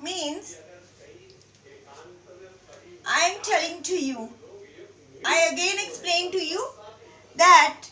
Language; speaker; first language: English; non-native, local second language; Hindi